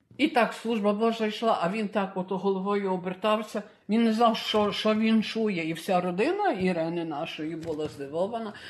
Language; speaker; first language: Ukrainian; early bilingual, heritage; Ukrainian